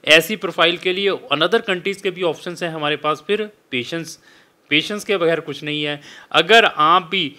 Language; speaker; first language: Hindi; non-native, local second language; Punjabi